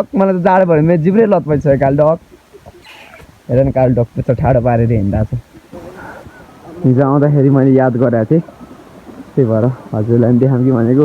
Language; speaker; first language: Nepali; native; Nepali